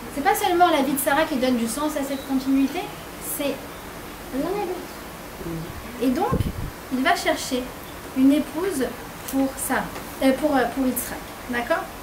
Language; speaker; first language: French; native; French